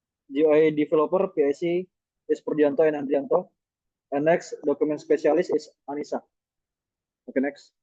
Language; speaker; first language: English; non-native, learner; Indonesian